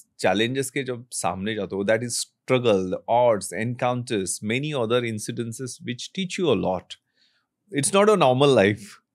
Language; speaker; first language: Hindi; non-native, local second language; Marathi